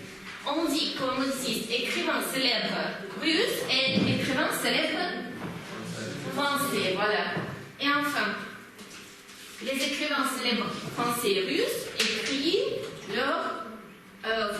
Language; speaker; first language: French; non-native, fluent; Russian